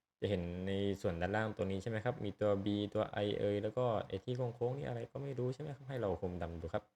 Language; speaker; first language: Thai; native; Thai